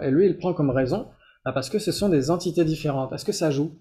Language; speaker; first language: French; native; French